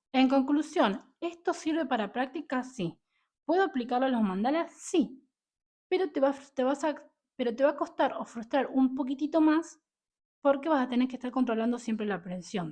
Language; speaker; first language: Spanish; native; Spanish